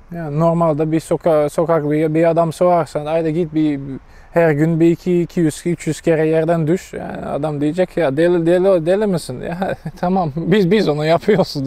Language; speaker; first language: Turkish; non-native, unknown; Dutch